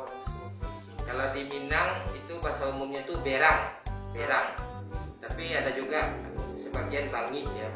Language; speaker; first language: Indonesian; non-native, local second language; Minangkabau